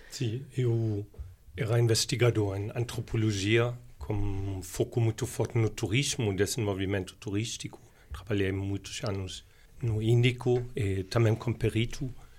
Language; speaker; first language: Portuguese; non-native, fluent; German